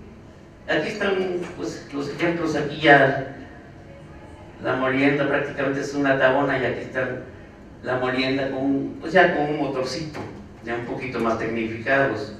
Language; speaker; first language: Spanish; native; Spanish